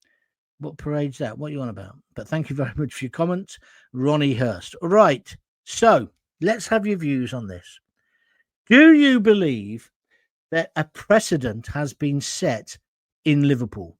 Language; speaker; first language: English; native; English